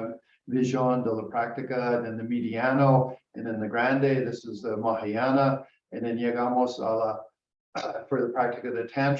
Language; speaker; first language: Spanish; non-native, learner; English